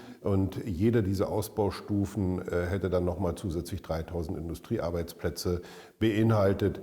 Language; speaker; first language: German; native; German